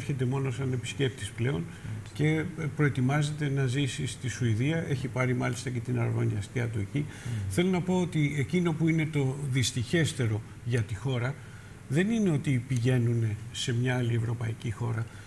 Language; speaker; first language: Greek; native; Greek